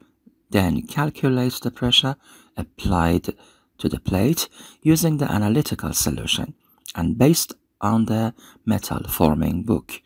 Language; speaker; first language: English; non-native, fluent; Persian